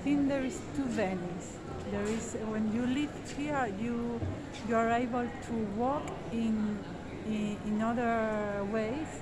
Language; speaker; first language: English; non-native, learner; Spanish